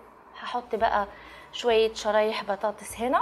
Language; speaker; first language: Arabic; native; Arabic